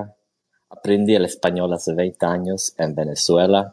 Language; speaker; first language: Spanish; non-native, fluent; Swedish